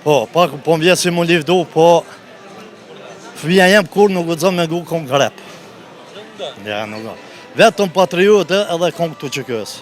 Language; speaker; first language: Albanian; native; Albanian